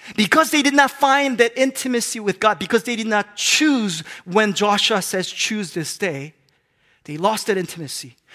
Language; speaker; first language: English; non-native, local second language; Korean